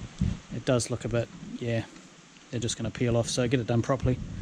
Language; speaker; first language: English; native; English